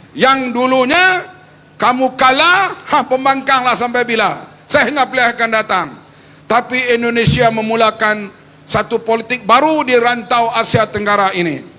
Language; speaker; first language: Malay; native; Malay